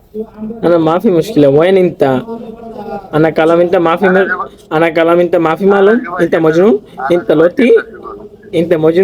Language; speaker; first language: Arabic; non-native, learner; Bangla